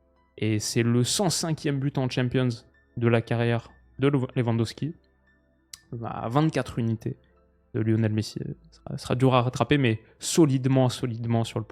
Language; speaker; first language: French; native; French